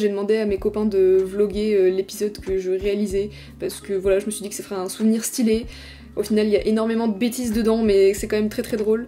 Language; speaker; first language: French; native; French